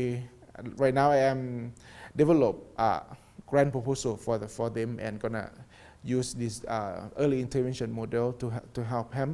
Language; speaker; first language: English; non-native, learner; Thai